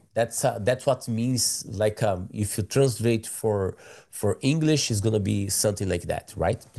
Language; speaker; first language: English; non-native, learner; Portuguese